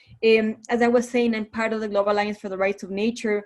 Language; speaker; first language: English; non-native, fluent; Spanish